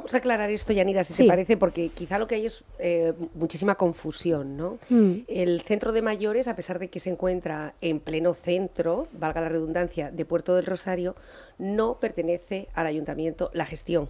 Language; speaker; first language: Spanish; native; Spanish